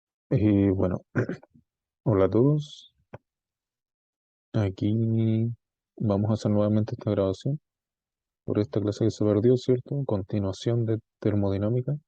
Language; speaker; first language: Spanish; native; Spanish